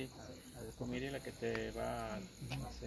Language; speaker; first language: Spanish; native; Spanish